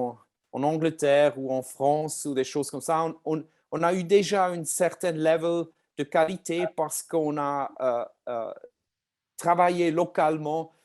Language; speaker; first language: French; non-native, learner; German